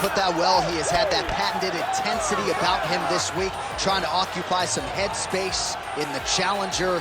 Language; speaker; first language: English; native; English